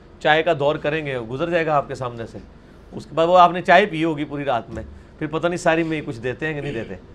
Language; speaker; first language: Urdu; non-native, local second language; Punjabi